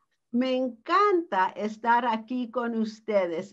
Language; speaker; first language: Spanish; early bilingual, heritage; Spanish